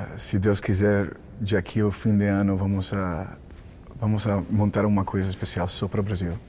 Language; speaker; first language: Portuguese; non-native, fluent; Spanish